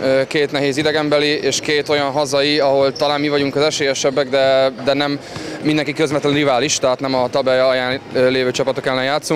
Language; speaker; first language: Hungarian; native; Hungarian